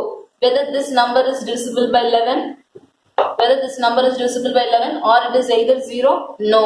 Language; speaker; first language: English; non-native, local second language; Tamil